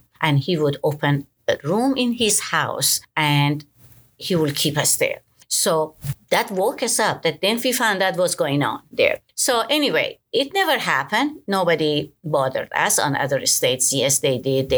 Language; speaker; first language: English; non-native, fluent; Persian